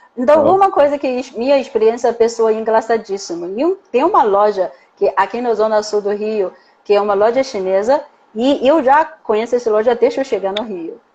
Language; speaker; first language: Portuguese; non-native, learner; Chinese